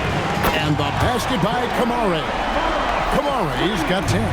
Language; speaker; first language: English; native; English